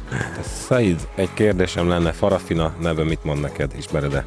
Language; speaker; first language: Hungarian; native; Hungarian